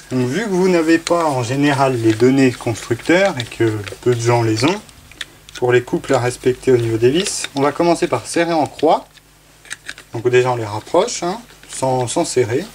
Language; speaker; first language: French; native; French